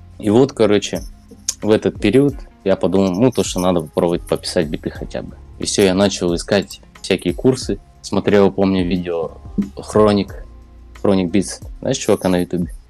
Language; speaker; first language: Russian; native; Russian